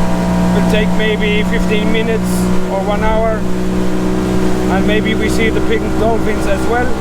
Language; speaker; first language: English; non-native, fluent; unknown